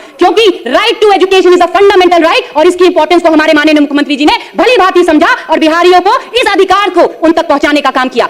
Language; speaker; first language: Hindi; native; Hindi